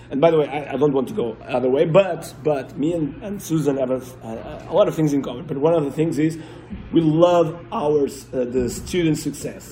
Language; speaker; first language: English; non-native, fluent; Portuguese